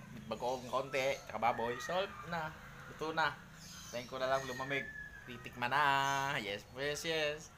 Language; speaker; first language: Filipino; non-native, local second language; Cebuano